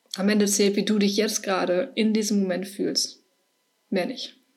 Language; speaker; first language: German; native; German